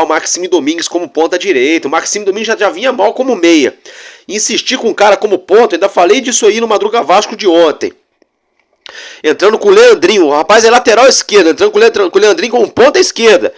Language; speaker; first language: Portuguese; native; Portuguese